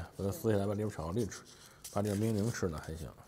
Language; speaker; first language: Chinese; native; Chinese